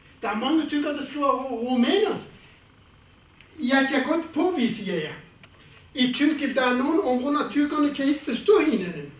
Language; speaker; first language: Danish; non-native, fluent; Kurdish